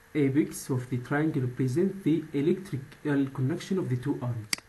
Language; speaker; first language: English; non-native, learner; Arabic